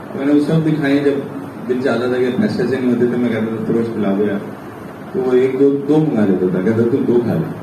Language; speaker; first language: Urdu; non-native, local second language; Pashto